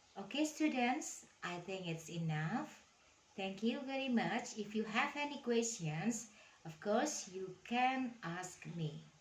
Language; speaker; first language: English; non-native, fluent; Indonesian